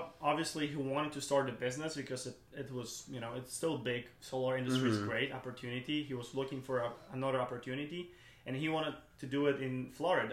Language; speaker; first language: English; non-native, fluent; German